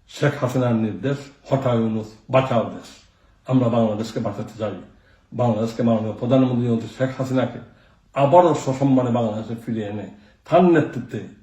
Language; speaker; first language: Bangla; native; Bangla